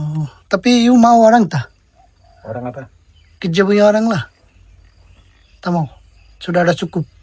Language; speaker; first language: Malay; non-native, learner; Bangla